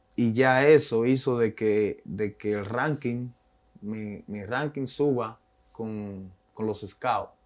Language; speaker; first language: Spanish; native; Spanish